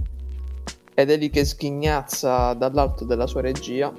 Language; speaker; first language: Italian; native; Italian